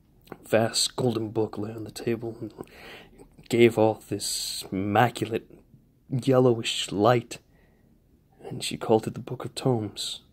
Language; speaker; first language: English; native; English